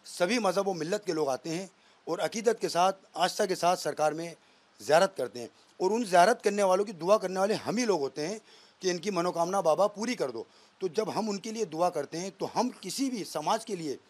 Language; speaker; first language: Hindi; native; Hindi